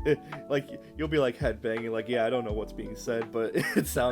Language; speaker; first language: English; native; English